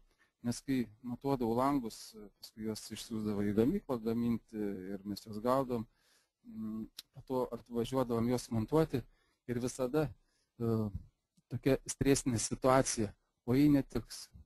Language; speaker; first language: Lithuanian; native; Lithuanian